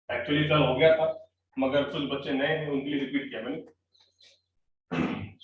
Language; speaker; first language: Hindi; non-native, local second language; Marathi